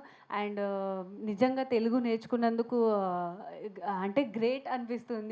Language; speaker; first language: Telugu; non-native, learner; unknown